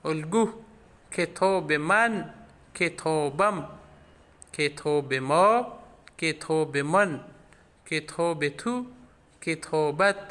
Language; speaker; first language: Persian; non-native, fluent; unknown